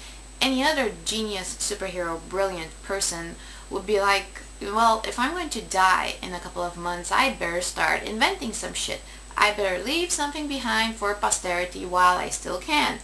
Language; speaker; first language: English; native; English